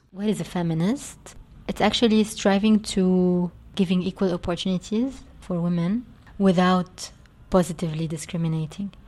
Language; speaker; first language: English; non-native, fluent; Arabic